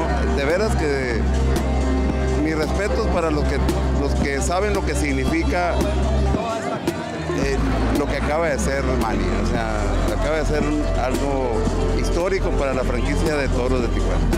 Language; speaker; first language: Spanish; native; Spanish